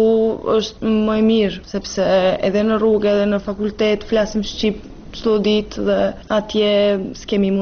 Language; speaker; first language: Albanian; non-native, fluent; Serbian